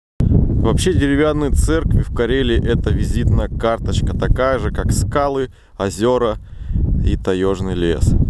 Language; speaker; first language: Russian; native; Russian